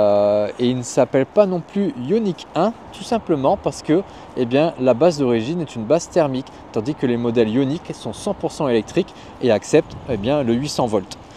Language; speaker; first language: French; native; French